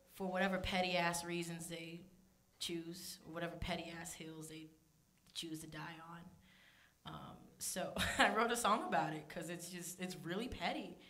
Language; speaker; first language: English; native; English